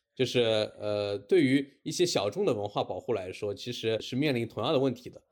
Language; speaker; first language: Chinese; native; Chinese